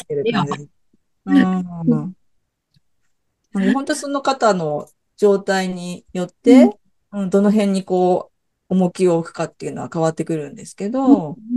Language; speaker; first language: Japanese; native; Japanese